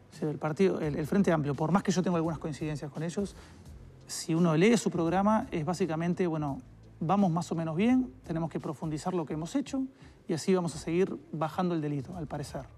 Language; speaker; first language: Spanish; native; Spanish